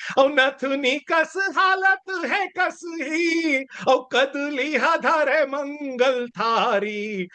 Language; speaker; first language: Hindi; native; Hindi